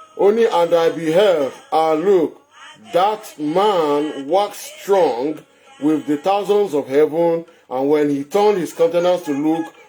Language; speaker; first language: English; non-native, local second language; Yoruba